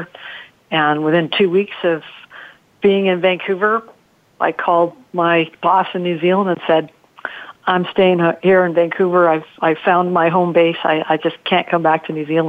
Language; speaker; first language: English; early bilingual, other home language; Italian